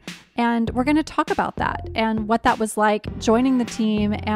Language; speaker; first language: English; native; English